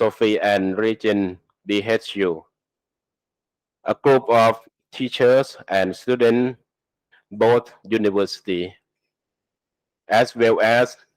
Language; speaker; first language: English; non-native, learner; Thai